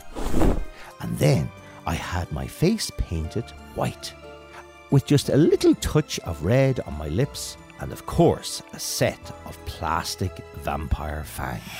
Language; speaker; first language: English; native; English